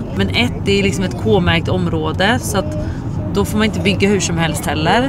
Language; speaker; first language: Swedish; native; Swedish